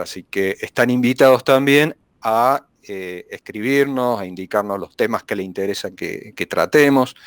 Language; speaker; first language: Spanish; native; Spanish